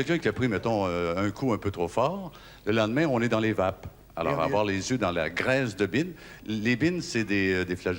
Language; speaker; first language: French; native; French